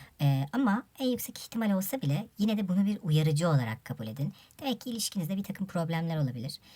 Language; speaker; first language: Turkish; native; Turkish